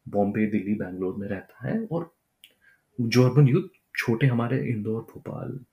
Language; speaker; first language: Hindi; native; Hindi